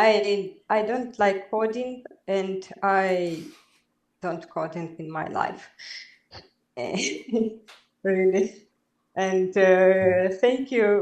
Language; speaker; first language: English; non-native, learner; Belarusian